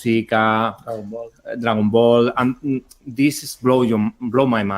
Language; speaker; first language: English; non-native, learner; Spanish